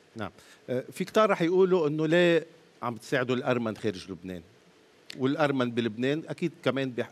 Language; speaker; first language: Arabic; native; Arabic